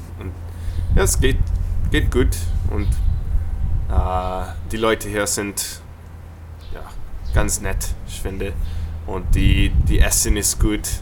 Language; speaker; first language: German; non-native, learner; English